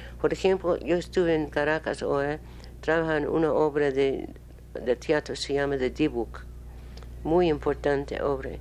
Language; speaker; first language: Spanish; non-native, learner; English